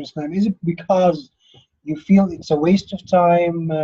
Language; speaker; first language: English; non-native, fluent; Arabic